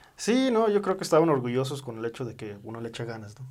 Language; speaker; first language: Spanish; early bilingual, heritage; Spanish